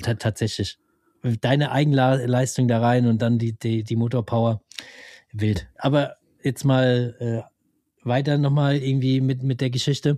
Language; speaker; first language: German; native; German